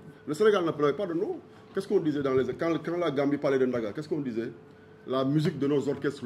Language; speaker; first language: French; non-native, local second language; Wolof